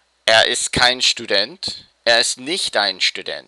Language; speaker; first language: German; non-native, fluent; English